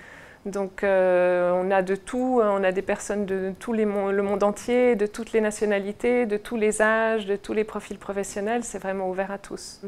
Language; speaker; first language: French; native; French